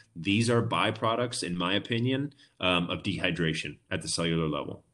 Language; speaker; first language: English; native; English